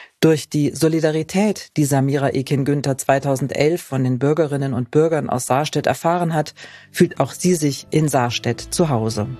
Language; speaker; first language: German; native; German